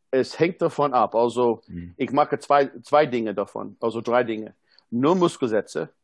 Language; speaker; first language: German; non-native, fluent; English